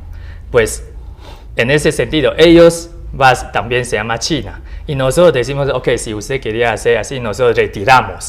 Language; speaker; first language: Spanish; non-native, learner; Chinese